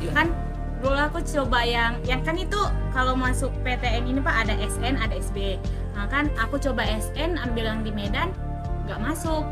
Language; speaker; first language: Indonesian; native; Indonesian